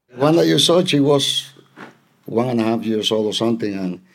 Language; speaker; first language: English; non-native, fluent; Spanish